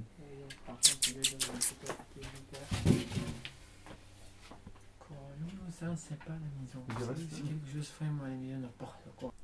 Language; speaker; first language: French; non-native, learner; Kurdish